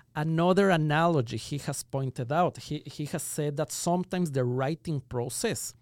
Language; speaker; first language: English; non-native, fluent; Spanish